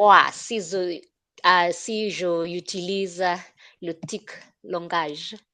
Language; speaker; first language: French; non-native, fluent; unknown